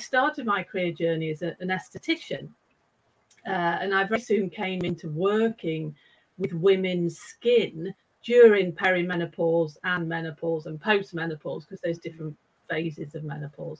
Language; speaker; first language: English; native; English